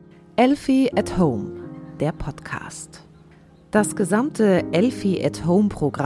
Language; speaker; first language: German; native; German